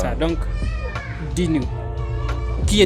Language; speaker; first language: French; non-native, learner; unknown